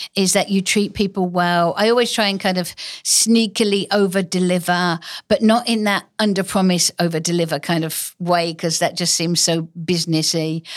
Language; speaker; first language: English; native; English